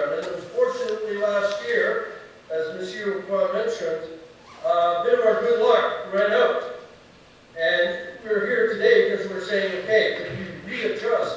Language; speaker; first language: English; native; English